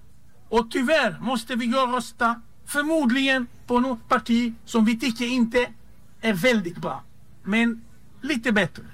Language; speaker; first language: Swedish; non-native, fluent; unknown